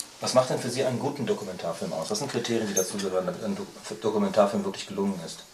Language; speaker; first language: German; native; German